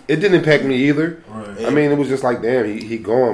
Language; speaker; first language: English; native; English